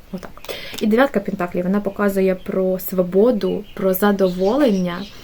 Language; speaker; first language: Ukrainian; native; Ukrainian